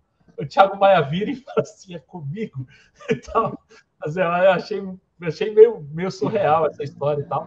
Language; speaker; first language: Portuguese; native; Portuguese